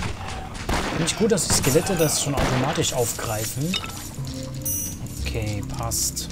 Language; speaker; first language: German; native; German